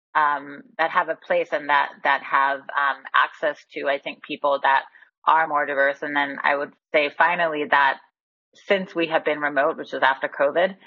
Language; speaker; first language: English; non-native, fluent; Danish